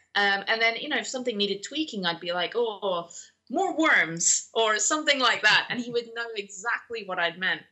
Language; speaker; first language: English; native; English